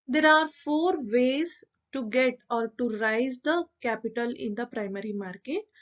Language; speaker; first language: English; non-native, local second language; Kannada